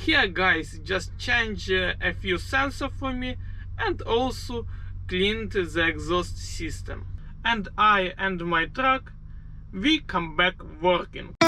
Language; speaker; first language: English; non-native, learner; Polish